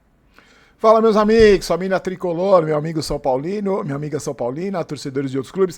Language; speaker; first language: Portuguese; native; Portuguese